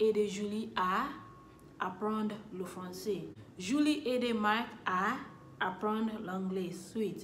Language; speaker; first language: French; non-native, learner; English